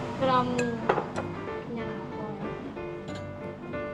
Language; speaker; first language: Korean; non-native, learner; Vietnamese